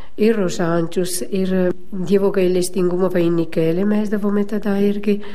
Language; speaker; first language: Lithuanian; non-native, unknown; Italian